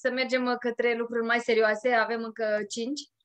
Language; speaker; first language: Romanian; native; Romanian